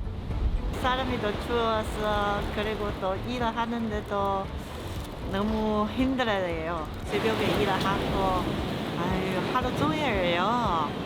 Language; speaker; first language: Korean; non-native, learner; Chinese